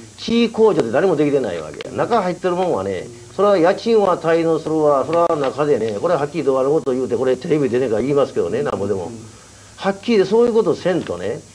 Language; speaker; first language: Japanese; early bilingual, other home language; Korean